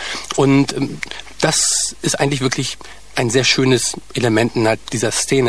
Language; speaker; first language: German; native; German